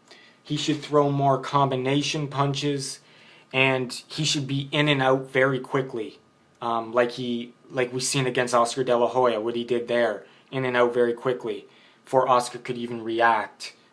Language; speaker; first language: English; native; English